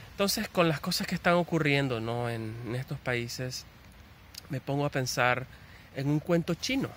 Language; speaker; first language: Spanish; native; Spanish